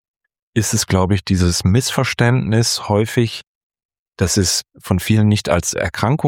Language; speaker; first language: German; native; German